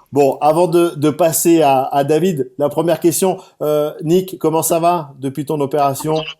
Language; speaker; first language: French; native; French